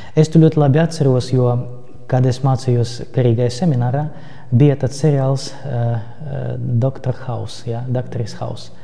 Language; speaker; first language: Latvian; non-native, local second language; Russian